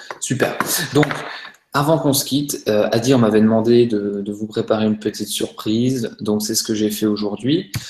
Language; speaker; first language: French; native; French